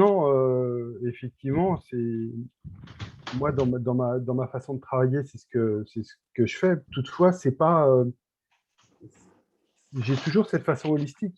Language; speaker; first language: French; native; French